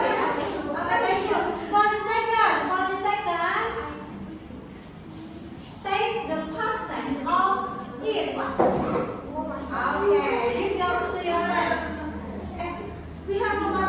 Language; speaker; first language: English; non-native, learner; Indonesian